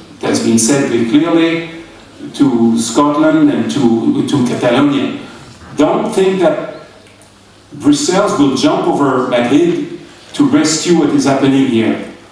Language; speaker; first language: English; non-native, fluent; French